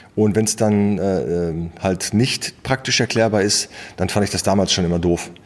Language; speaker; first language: German; native; German